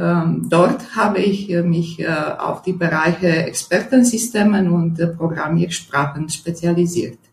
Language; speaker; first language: German; non-native, fluent; Romanian